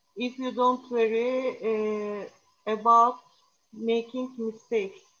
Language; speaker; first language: English; non-native, learner; Turkish